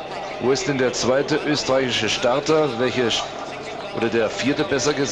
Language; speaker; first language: German; native; German